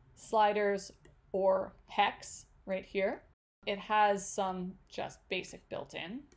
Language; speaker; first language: English; native; English